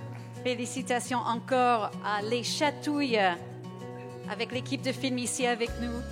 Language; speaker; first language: French; native; French